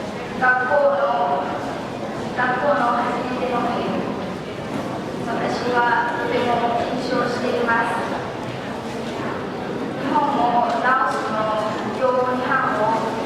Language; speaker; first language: Japanese; non-native, learner; Lao